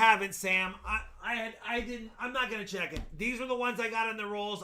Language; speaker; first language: English; native; English